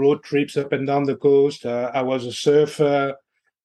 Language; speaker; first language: English; non-native, fluent; French